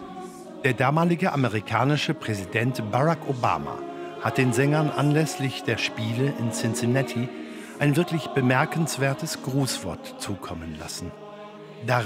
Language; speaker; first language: German; native; German